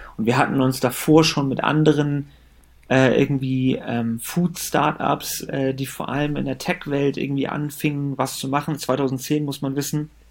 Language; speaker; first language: German; early bilingual, other home language; Persian